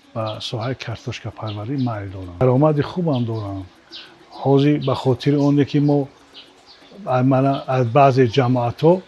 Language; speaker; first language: Tajik; native; Tajik